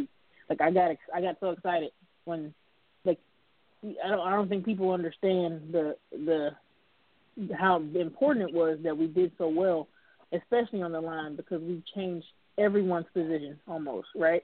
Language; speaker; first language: English; native; English